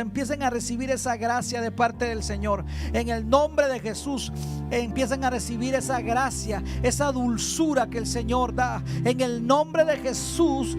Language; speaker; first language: Spanish; native; Spanish